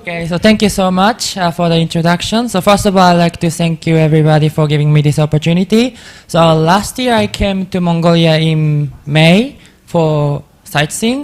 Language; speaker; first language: English; non-native, fluent; Japanese